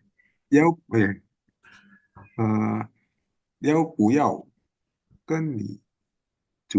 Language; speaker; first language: Chinese; non-native, learner; Indonesian